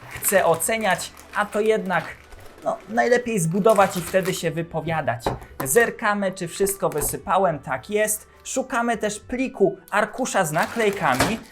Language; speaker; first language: Polish; native; Polish